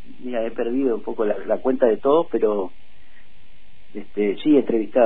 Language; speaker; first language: Spanish; native; Spanish